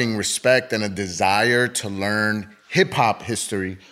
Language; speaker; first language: English; native; English